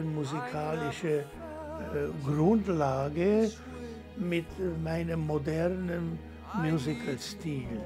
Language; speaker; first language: German; non-native, fluent; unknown